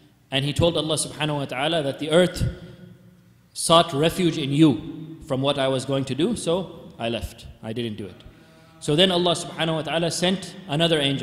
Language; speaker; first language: English; native; English